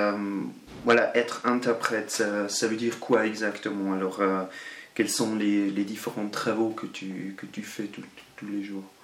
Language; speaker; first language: French; non-native, local second language; German